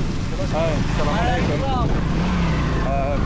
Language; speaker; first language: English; non-native, learner; French